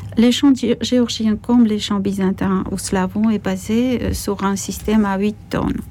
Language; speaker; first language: French; non-native, fluent; Georgian